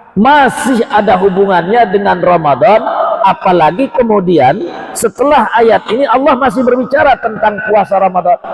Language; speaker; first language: Malay; non-native, local second language; Sasak